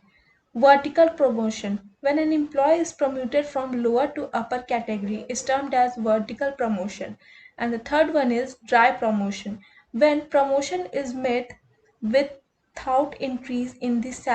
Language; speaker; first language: English; non-native, local second language; Hindi